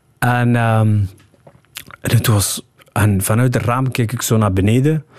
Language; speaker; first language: Dutch; early bilingual, other home language; Somali